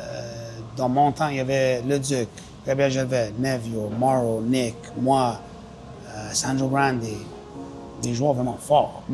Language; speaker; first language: French; non-native, local second language; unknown